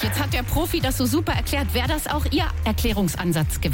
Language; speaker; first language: German; native; German